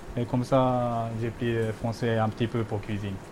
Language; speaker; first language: French; non-native, learner; Japanese